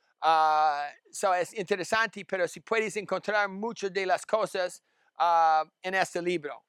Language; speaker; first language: Spanish; non-native, learner; English